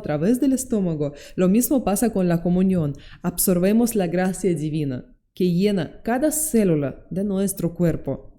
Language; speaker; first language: Spanish; non-native, fluent; Russian